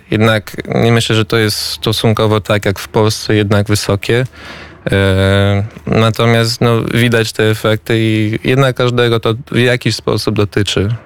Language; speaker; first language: Polish; early bilingual, heritage; Polish